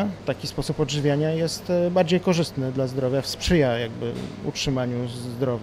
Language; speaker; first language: Polish; native; Polish